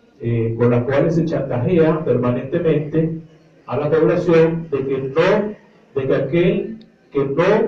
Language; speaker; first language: Spanish; native; Spanish